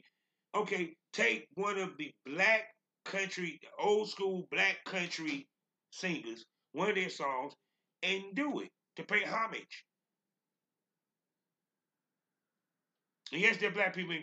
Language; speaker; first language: English; native; English